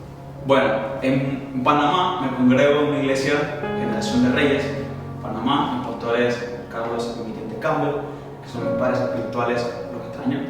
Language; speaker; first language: Spanish; native; Spanish